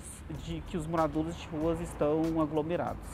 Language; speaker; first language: Portuguese; native; Portuguese